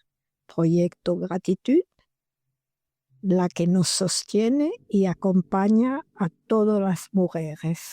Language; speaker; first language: Spanish; non-native, learner; French